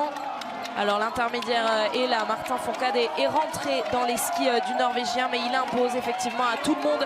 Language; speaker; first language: French; native; French